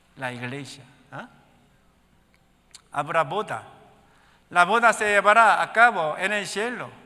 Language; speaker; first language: Spanish; non-native, learner; Korean